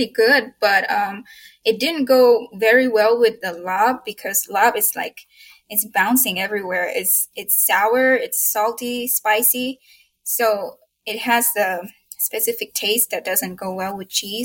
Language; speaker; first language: English; non-native, fluent; Thai